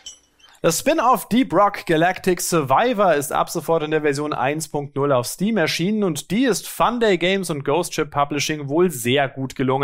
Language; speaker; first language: German; native; German